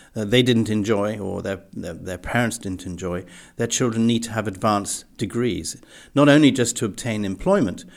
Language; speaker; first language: English; native; English